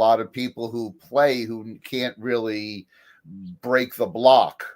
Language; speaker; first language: English; native; English